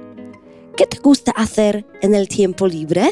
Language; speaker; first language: Spanish; non-native, fluent; Polish